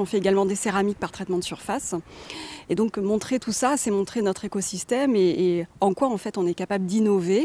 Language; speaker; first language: French; native; French